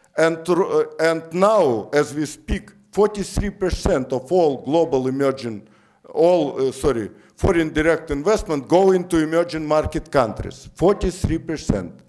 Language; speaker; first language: English; non-native, fluent; Russian